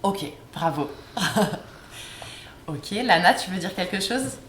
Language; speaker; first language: French; native; French